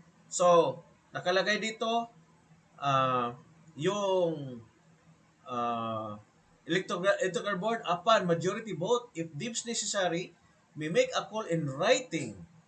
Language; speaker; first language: English; non-native, local second language; Filipino